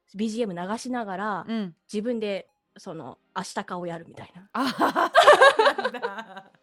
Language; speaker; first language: Japanese; native; Japanese